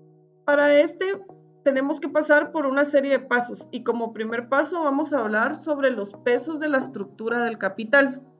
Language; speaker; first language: Spanish; native; Spanish